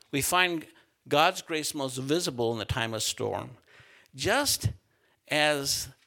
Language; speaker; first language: English; native; English